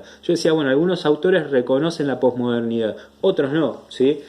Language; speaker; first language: Spanish; native; Spanish